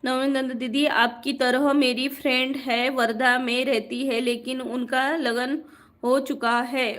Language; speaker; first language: Hindi; non-native, local second language; Marathi